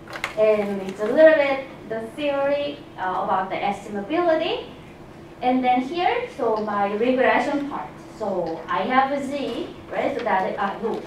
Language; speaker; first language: English; non-native, fluent; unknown